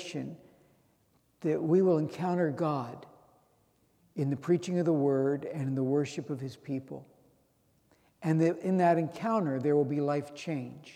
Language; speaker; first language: English; native; English